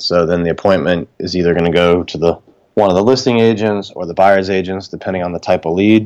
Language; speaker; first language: English; native; English